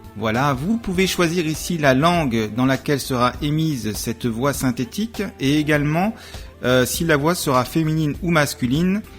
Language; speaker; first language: French; native; French